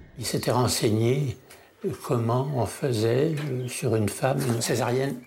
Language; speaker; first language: French; native; French